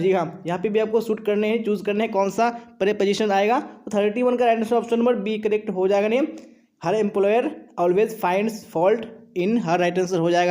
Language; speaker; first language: Hindi; native; Hindi